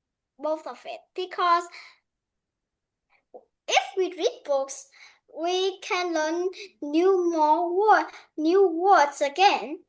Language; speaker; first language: English; non-native, learner; Vietnamese